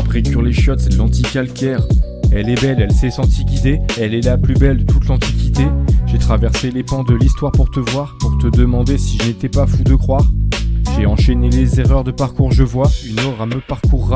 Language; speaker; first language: French; native; French